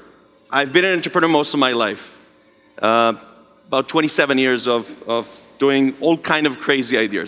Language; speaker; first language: English; non-native, fluent; Hebrew